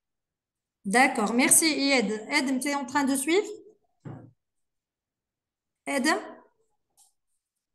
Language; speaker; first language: French; non-native, local second language; Arabic